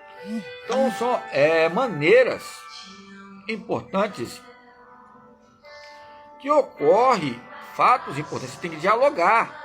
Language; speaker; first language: Portuguese; native; Portuguese